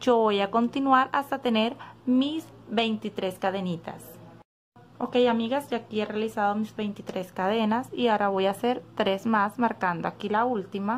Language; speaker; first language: Spanish; native; Spanish